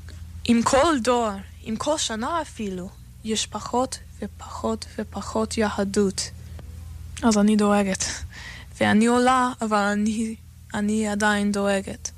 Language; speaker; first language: Hebrew; non-native, fluent; English